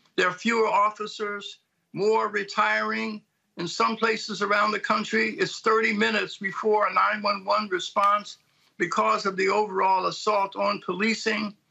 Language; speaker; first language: English; native; English